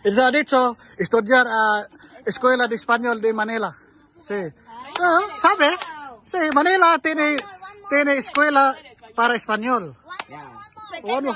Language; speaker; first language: Spanish; non-native, learner; Filipino